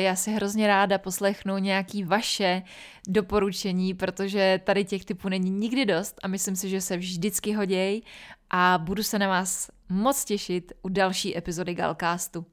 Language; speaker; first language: Czech; native; Czech